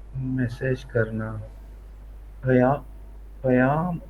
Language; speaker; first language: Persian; non-native, learner; Urdu